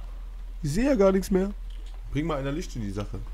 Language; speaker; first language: German; native; German